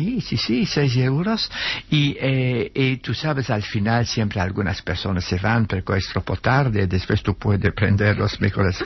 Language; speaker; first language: Spanish; non-native, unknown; Dutch